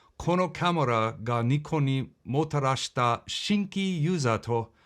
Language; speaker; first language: Japanese; non-native, learner; English